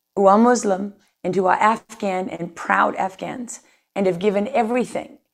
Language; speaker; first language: English; native; English